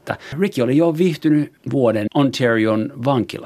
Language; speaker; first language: Finnish; non-native, fluent; French